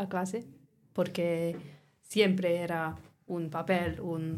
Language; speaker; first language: Spanish; non-native, learner; English